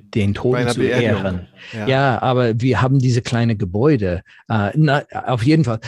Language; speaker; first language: German; non-native, fluent; English